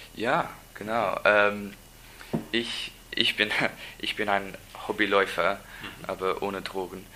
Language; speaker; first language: German; non-native, learner; English